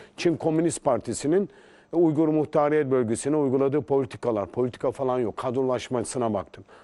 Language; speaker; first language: Turkish; native; Turkish